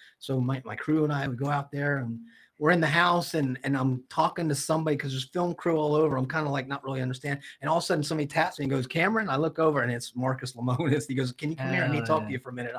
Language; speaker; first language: English; native; English